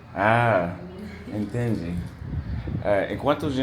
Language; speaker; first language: Portuguese; non-native, learner; English